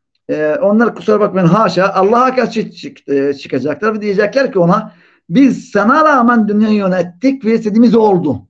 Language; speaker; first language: Turkish; non-native, fluent; Arabic